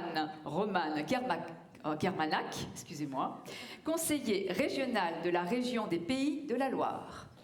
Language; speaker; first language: French; native; French